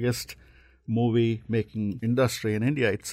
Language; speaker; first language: English; non-native, local second language; Telugu